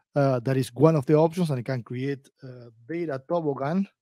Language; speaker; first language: English; non-native, fluent; Spanish